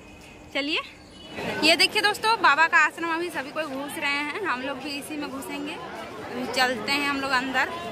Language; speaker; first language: Hindi; native; Hindi